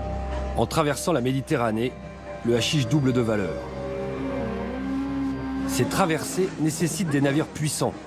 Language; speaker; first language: French; native; French